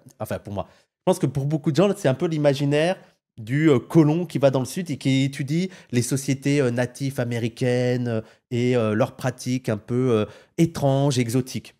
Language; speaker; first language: French; native; French